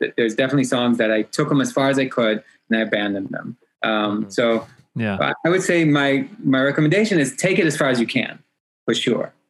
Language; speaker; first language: English; early bilingual, other home language; Hebrew